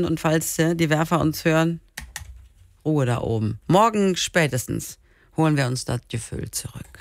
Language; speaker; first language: German; native; German